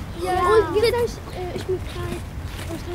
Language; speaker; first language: German; non-native, learner; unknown